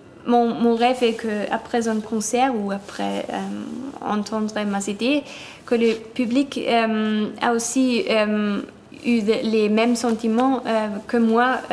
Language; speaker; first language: French; non-native, fluent; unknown